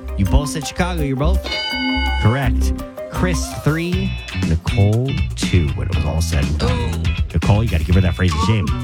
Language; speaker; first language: English; native; English